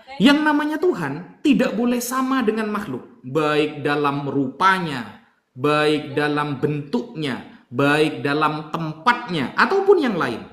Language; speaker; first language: Indonesian; native; Indonesian